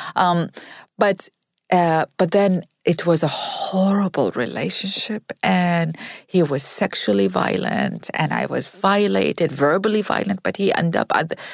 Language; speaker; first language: English; non-native, fluent; Arabic